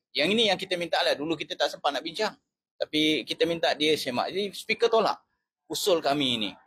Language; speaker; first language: Malay; native; Malay